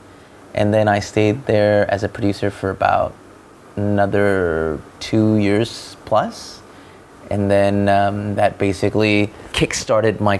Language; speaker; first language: English; non-native, local second language; Malay